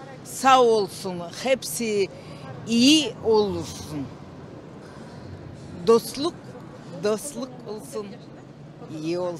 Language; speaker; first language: Turkish; non-native, learner; Kyrgyz